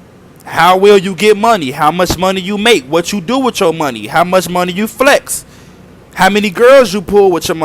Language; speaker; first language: English; native; English